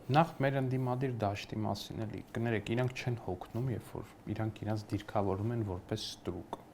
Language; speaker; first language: Armenian; native; Armenian